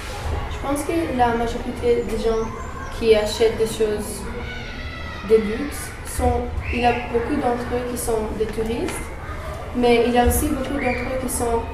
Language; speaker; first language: French; non-native, learner; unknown